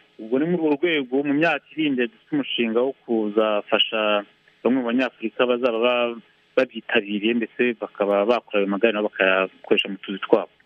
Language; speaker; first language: Kinyarwanda; early bilingual, heritage; Kinyarwanda